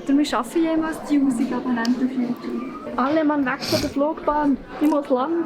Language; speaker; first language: German; native; German